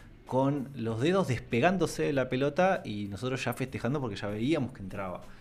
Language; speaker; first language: Spanish; native; Spanish